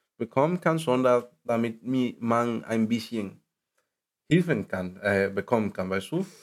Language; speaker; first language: German; non-native, learner; Spanish